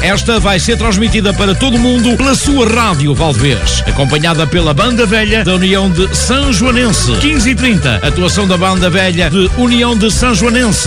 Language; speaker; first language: Portuguese; native; Portuguese